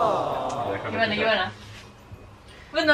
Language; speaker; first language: Indonesian; non-native, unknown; Japanese